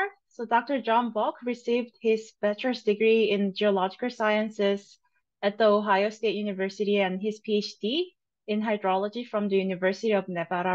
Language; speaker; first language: English; non-native, fluent; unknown